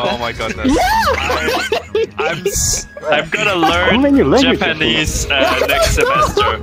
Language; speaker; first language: English; non-native, fluent; German